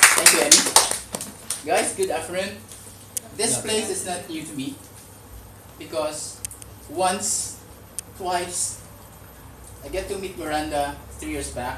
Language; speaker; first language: English; non-native, fluent; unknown